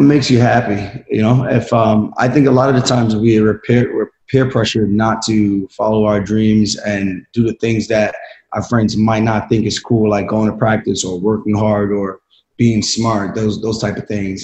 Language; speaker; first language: English; native; English